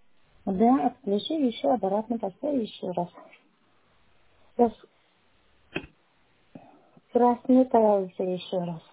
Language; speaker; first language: Russian; non-native, learner; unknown